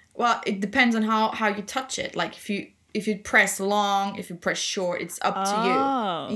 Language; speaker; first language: English; non-native, fluent; German